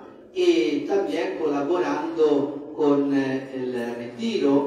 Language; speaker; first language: Spanish; non-native, fluent; Italian